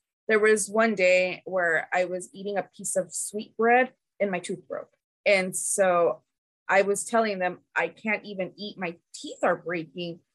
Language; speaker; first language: English; early bilingual, other home language; Spanish